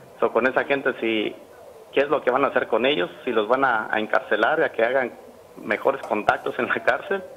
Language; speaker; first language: Spanish; native; Spanish